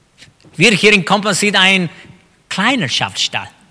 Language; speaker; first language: German; non-native, fluent; Spanish